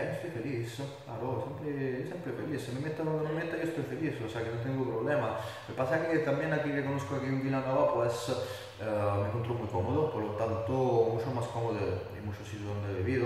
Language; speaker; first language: Spanish; non-native, fluent; Italian